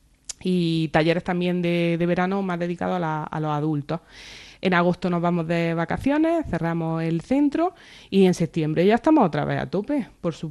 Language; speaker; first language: Spanish; native; Spanish